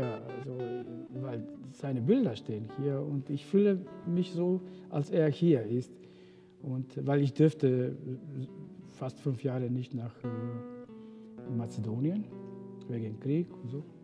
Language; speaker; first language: German; non-native, fluent; Romany